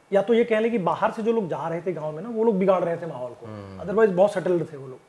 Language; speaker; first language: Hindi; native; Hindi